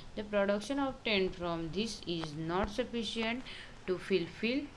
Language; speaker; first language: English; non-native, local second language; Hindi